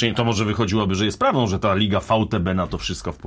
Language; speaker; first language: Polish; native; Polish